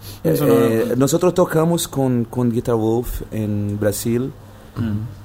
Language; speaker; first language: Spanish; non-native, fluent; Portuguese